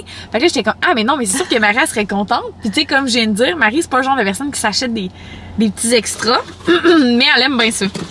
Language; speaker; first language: French; native; French